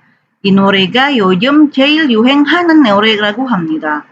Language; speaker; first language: Korean; non-native, fluent; Indonesian